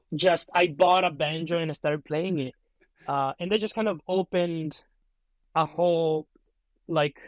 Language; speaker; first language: English; non-native, fluent; Italian